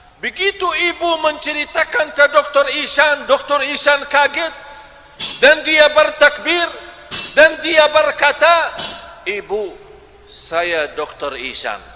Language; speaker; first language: Malay; non-native, fluent; Arabic